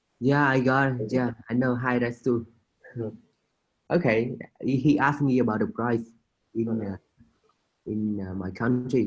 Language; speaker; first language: English; non-native, fluent; Khmer